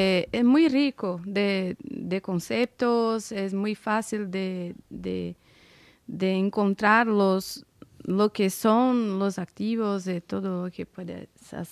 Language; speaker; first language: Spanish; non-native, learner; Portuguese